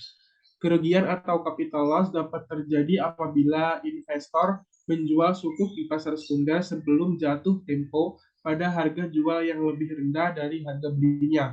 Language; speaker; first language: Indonesian; native; Indonesian